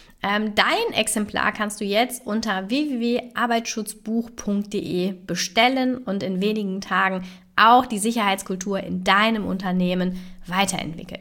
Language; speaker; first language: German; native; German